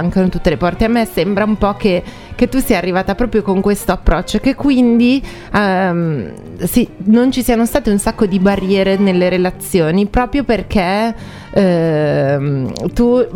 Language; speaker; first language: Italian; native; Italian